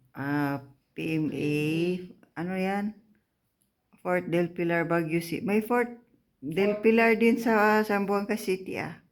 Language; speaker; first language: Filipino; non-native, local second language; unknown